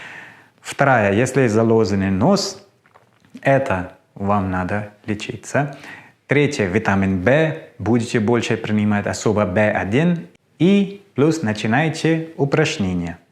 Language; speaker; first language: Russian; non-native, learner; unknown